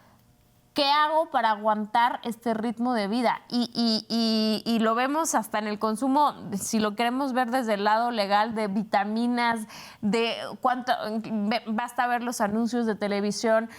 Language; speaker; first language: Spanish; native; Spanish